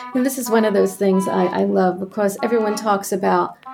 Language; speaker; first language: English; native; English